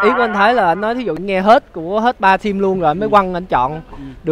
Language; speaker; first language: Vietnamese; native; Vietnamese